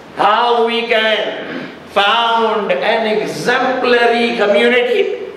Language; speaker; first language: English; non-native, local second language; Urdu